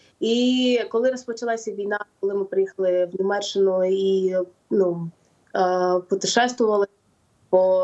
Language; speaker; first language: Ukrainian; non-native, local second language; Russian